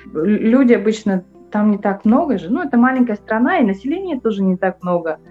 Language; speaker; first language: Russian; non-native, local second language; Yakut